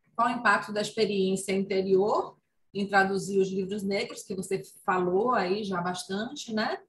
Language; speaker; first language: Portuguese; native; Portuguese